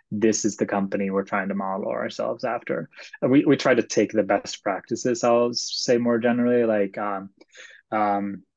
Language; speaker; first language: English; non-native, fluent; Swedish